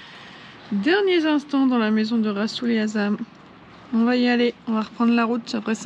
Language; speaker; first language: French; native; French